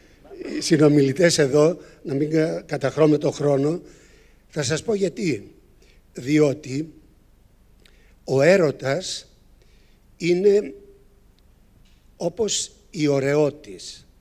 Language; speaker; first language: Greek; native; Greek